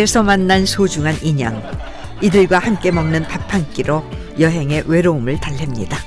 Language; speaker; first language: Korean; native; Korean